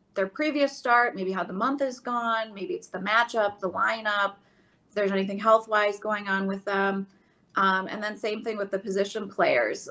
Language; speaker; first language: English; native; English